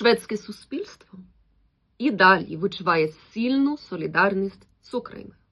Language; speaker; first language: Ukrainian; non-native, fluent; Swedish